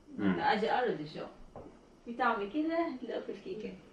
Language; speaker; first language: Japanese; non-native, learner; Arabic